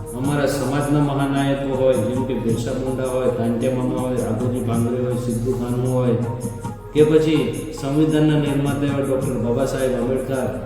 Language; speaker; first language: Gujarati; non-native, local second language; Rathawi